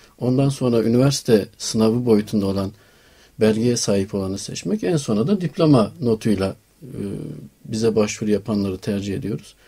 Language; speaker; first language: Turkish; native; Turkish